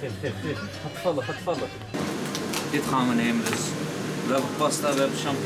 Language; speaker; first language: Dutch; early bilingual, other home language; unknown